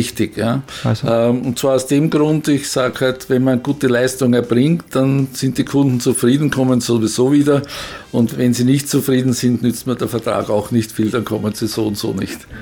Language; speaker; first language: German; native; German